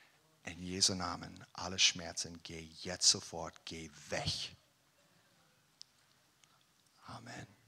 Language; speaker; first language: German; non-native, learner; English